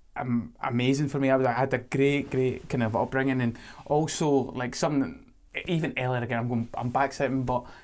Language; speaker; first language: English; native; English